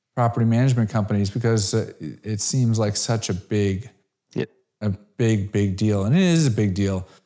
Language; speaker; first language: English; native; English